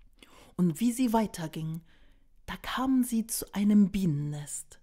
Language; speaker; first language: German; native; German